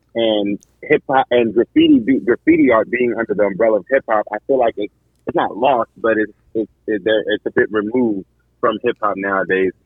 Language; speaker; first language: English; native; English